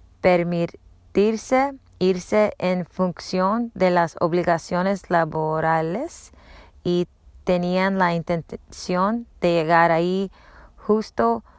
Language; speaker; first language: Spanish; non-native, learner; English